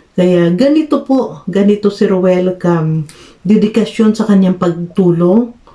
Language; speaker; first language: Filipino; native; Filipino